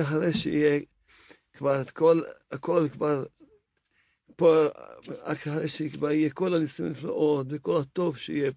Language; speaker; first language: Hebrew; non-native, fluent; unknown